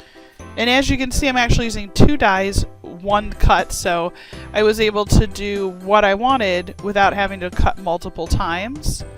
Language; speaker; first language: English; native; English